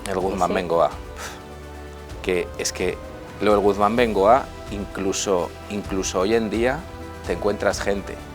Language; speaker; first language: Spanish; native; Spanish